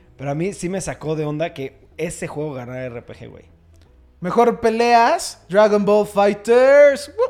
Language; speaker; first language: Spanish; native; Spanish